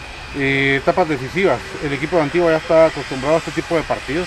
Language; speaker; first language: Spanish; native; Spanish